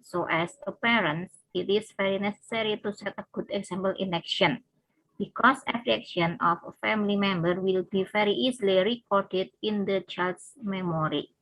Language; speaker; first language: English; non-native, learner; Indonesian